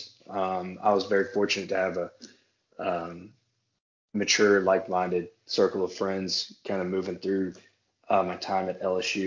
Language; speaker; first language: English; native; English